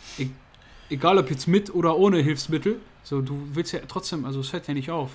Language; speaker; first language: German; native; German